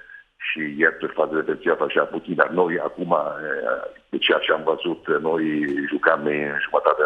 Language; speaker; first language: Romanian; non-native, fluent; Italian